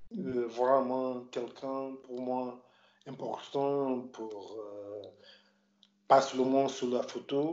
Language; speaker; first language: French; non-native, local second language; Portuguese